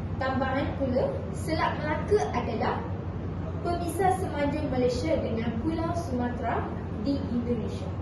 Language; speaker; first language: Malay; native; Malay